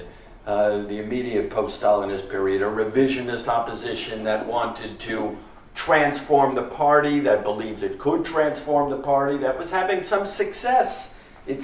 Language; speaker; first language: English; native; English